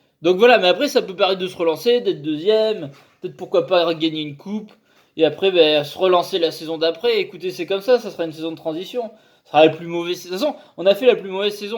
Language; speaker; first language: French; native; French